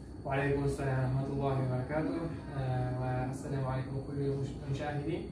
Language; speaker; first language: Arabic; non-native, learner; Uzbek